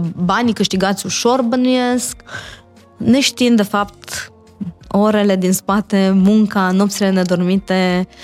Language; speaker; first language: Romanian; native; Romanian